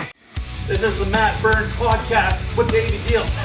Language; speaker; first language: English; native; English